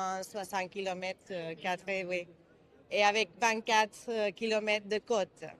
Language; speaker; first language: French; non-native, learner; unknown